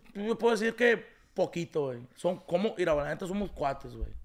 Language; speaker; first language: Spanish; early bilingual, heritage; Spanish